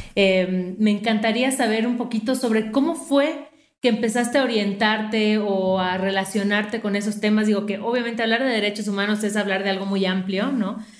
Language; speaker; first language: Spanish; native; Spanish